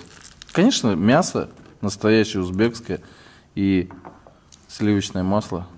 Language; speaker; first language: Russian; native; Russian